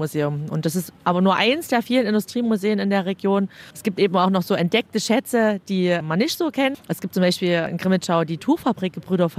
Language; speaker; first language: German; native; German